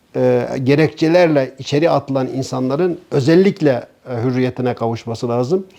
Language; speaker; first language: Turkish; native; Turkish